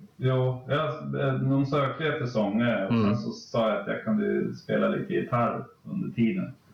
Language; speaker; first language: Swedish; native; Swedish